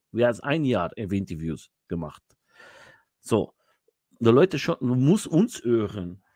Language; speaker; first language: German; non-native, learner; Portuguese